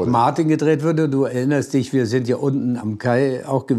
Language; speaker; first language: German; native; German